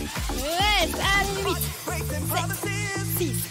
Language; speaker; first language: French; native; French